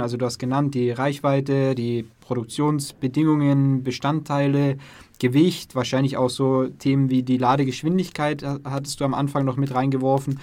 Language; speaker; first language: German; native; German